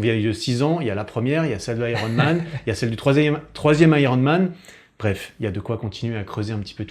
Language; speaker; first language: French; native; French